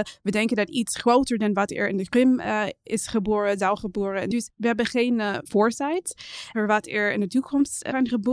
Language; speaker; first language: Dutch; non-native, fluent; English